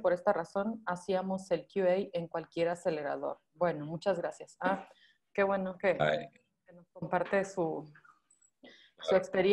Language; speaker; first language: Spanish; native; Spanish